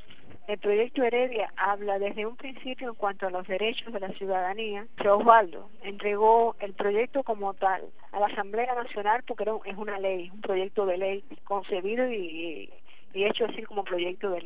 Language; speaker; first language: Spanish; native; Spanish